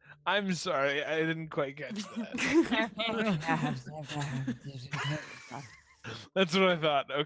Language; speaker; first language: English; native; English